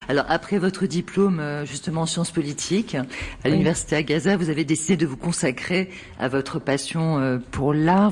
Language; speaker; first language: French; native; French